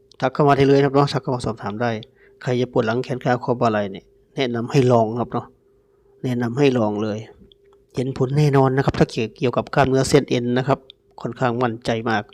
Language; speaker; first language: Thai; native; Thai